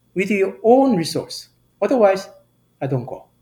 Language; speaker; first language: English; non-native, fluent; Korean